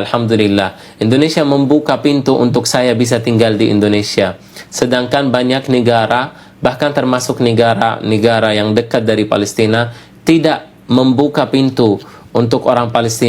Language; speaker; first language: Indonesian; non-native, fluent; Arabic